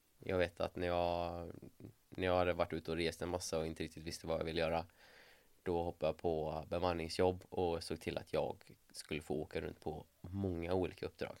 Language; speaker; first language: Swedish; native; Swedish